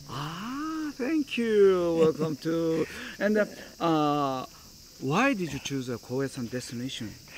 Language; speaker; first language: English; non-native, learner; Japanese